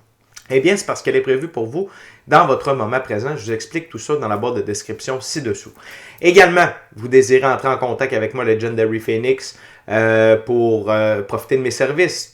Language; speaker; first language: French; native; French